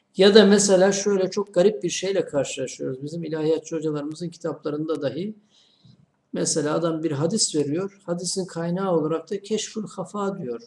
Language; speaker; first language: Turkish; native; Turkish